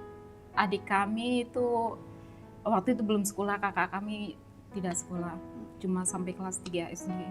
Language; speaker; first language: Indonesian; non-native, local second language; Javanese